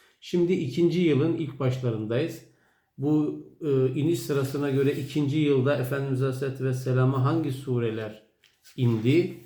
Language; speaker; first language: Turkish; native; Turkish